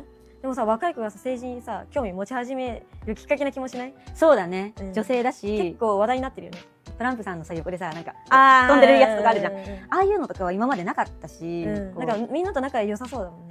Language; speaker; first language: Japanese; native; Japanese